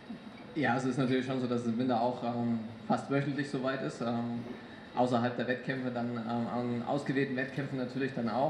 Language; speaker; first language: German; native; German